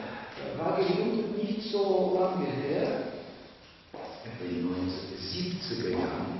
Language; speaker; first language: German; non-native, learner; Russian